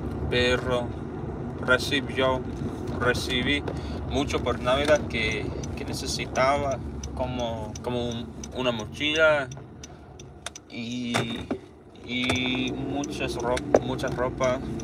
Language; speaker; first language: Spanish; non-native, learner; English